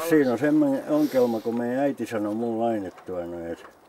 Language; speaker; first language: Finnish; native; Finnish